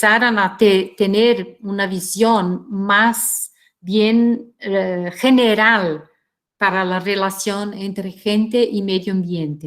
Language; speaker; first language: Spanish; non-native, fluent; Portuguese